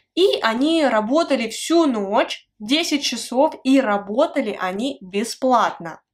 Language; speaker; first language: Russian; native; Russian